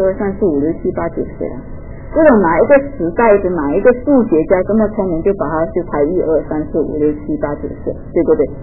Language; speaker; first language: Chinese; native; Chinese